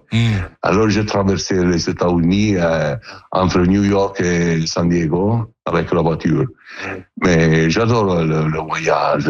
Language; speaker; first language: French; non-native, fluent; Italian